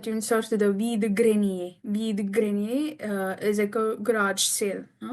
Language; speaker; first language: French; non-native, fluent; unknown